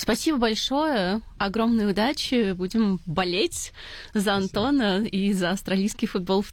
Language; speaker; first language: Russian; native; Russian